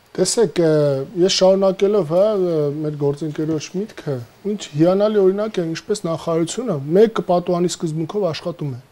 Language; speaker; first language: Armenian; native; Armenian